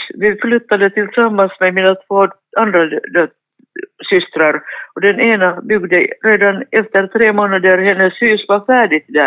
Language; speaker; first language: Swedish; non-native, fluent; Finnish